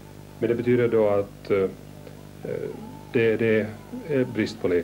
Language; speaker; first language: Swedish; native; Swedish